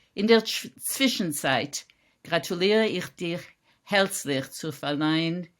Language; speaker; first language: German; non-native, learner; English